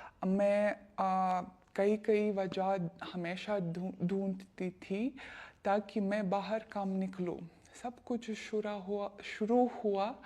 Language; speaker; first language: Hindi; non-native, fluent; Russian